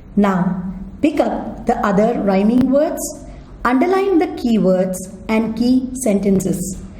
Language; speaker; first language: English; non-native, local second language; Kannada